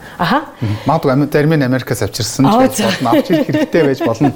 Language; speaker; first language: Mongolian; native; Mongolian